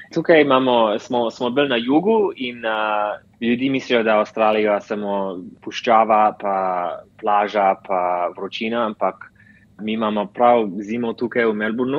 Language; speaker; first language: Slovenian; early bilingual, heritage; English